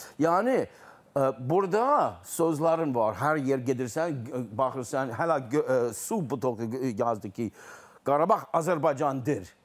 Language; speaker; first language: Azerbaijani; non-native, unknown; English